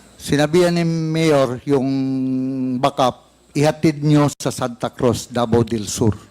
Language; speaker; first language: Filipino; non-native, local second language; Cebuano